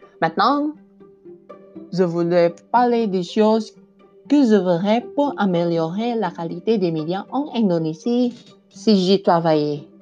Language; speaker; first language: French; non-native, learner; Indonesian